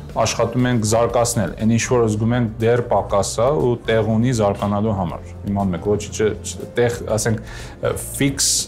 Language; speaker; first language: Armenian; early bilingual, heritage; Armenian